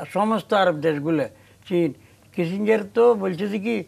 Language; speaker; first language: Bangla; native; Bangla